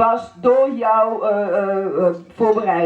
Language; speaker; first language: Dutch; non-native, fluent; Lingala